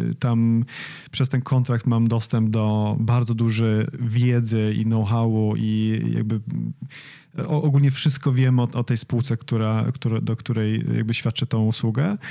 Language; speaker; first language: Polish; early bilingual, heritage; Polish